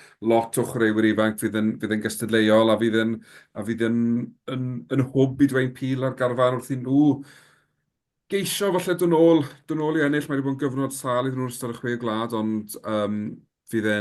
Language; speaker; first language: Welsh; native; Welsh